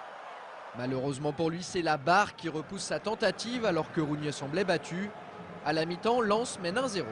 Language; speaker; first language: French; native; French